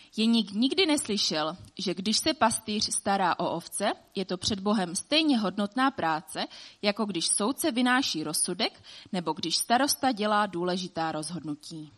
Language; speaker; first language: Czech; native; Czech